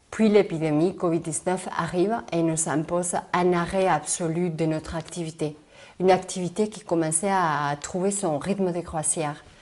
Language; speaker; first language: French; non-native, fluent; Spanish